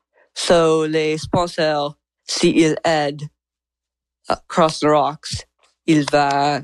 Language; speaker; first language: French; non-native, learner; English